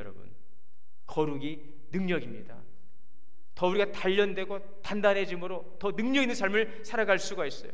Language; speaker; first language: Korean; native; Korean